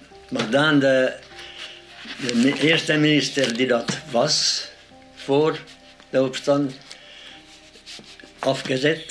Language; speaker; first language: Dutch; non-native, learner; Hungarian